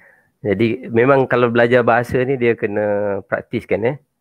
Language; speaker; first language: Malay; native; Malay